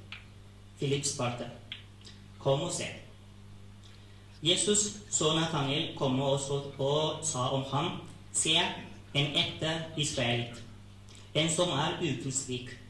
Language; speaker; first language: Norwegian; non-native, fluent; Tigrinya